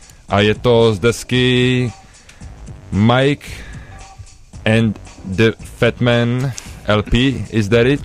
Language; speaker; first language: English; non-native, fluent; Czech